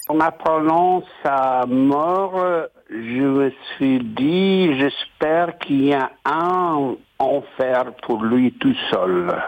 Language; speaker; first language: French; non-native, fluent; Bosnian